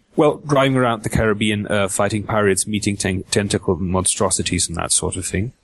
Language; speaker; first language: English; non-native, fluent; German